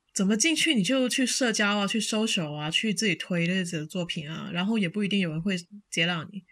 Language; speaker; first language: Chinese; non-native, local second language; Cantonese